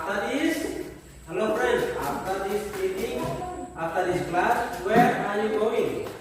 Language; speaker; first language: English; non-native, learner; Indonesian